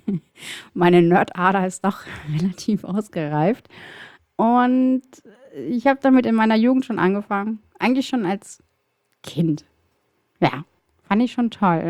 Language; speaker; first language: German; native; German